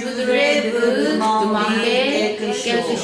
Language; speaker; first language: French; non-native, learner; Korean